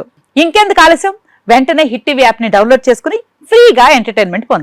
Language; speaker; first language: Telugu; native; Telugu